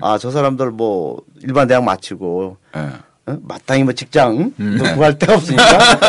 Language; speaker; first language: Korean; native; Korean